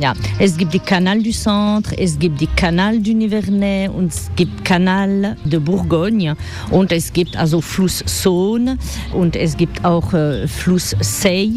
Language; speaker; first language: German; non-native, learner; French